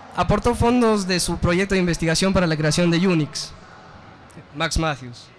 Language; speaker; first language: Spanish; native; Spanish